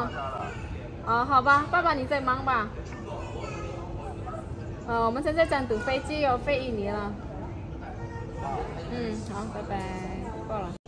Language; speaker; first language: Chinese; non-native, fluent; Indonesian